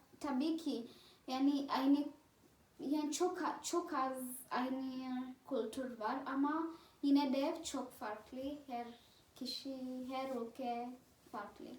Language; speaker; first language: Turkish; non-native, fluent; Swahili